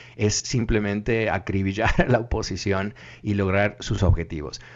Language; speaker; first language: Spanish; early bilingual, heritage; Spanish